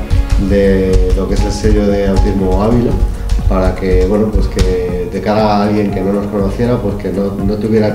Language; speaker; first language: Spanish; native; Spanish